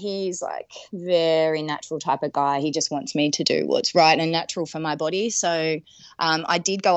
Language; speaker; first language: English; native; English